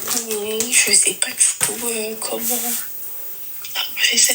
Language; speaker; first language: French; native; French